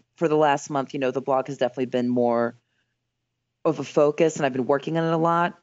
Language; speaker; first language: English; early bilingual, other home language; Greek